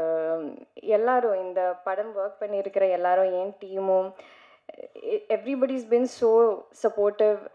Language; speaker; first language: Tamil; non-native, learner; Malayalam